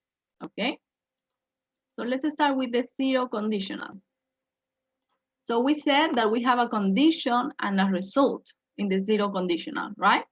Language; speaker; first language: English; non-native, fluent; Spanish